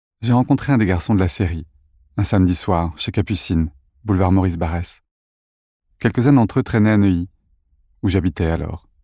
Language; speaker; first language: French; native; French